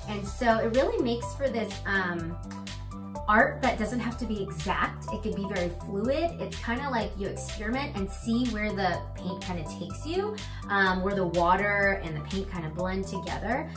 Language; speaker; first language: English; native; English